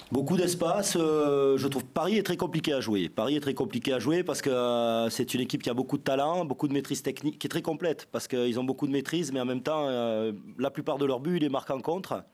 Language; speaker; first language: French; native; French